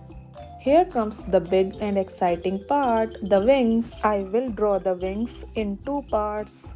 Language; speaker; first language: English; non-native, local second language; Hindi